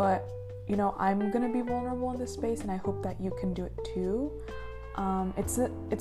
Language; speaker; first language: English; native; English